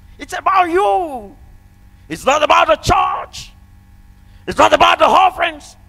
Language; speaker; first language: English; non-native, local second language; Yoruba